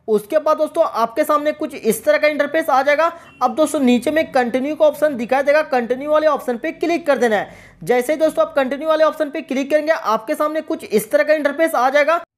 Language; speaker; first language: Hindi; native; Hindi